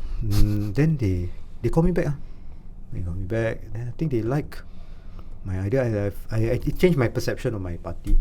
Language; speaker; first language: English; non-native, local second language; Malay